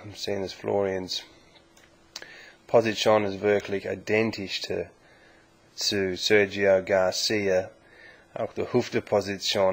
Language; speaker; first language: German; non-native, learner; English